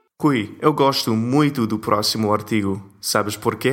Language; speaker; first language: Portuguese; non-native, learner; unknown